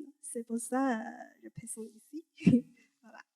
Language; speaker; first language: French; non-native, learner; Chinese